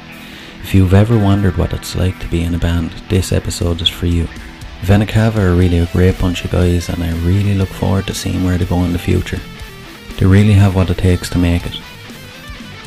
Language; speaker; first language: English; native; English